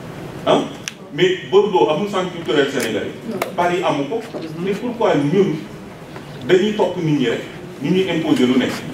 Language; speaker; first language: French; non-native, local second language; Wolof